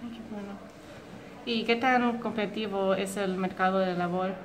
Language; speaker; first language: Spanish; non-native, learner; English